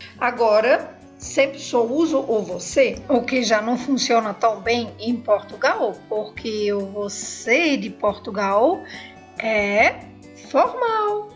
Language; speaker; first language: Portuguese; non-native, fluent; German